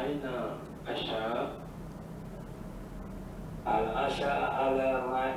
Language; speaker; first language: Arabic; non-native, learner; Indonesian